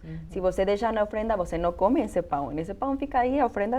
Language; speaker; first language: Portuguese; non-native, fluent; Spanish